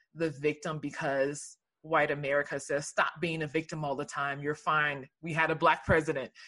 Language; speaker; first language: English; early bilingual, other home language; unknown